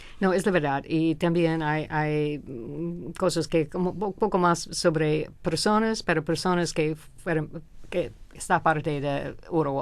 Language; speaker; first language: Spanish; non-native, fluent; English